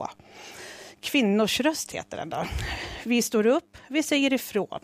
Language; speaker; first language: Swedish; native; Swedish